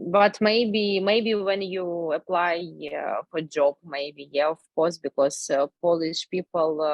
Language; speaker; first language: English; non-native, learner; Ukrainian